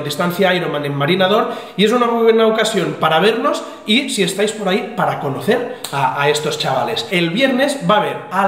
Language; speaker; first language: Spanish; native; Spanish